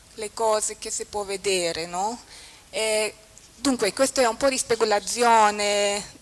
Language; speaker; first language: Italian; non-native, fluent; German